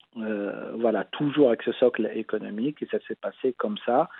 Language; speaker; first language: French; non-native, local second language; Arabic